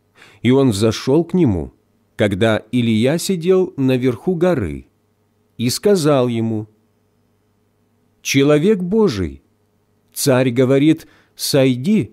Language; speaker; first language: Russian; native; Russian